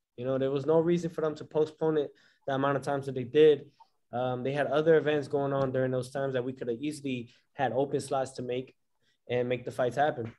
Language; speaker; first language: English; early bilingual, other home language; Spanish